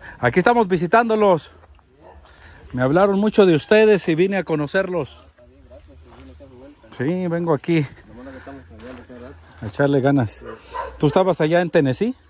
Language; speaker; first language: Spanish; native; Spanish